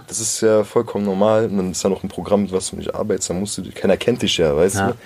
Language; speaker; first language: German; native; German